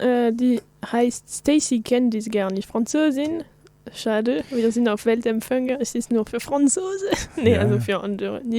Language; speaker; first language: German; non-native, fluent; French